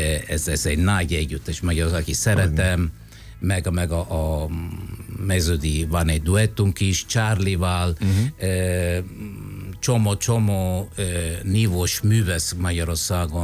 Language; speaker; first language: Hungarian; non-native, fluent; Italian